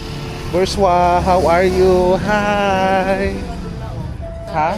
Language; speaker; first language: English; non-native, local second language; Filipino